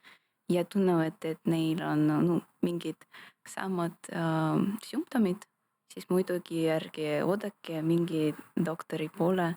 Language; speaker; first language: Estonian; non-native, local second language; Russian